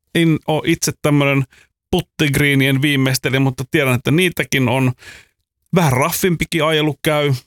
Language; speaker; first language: Finnish; native; Finnish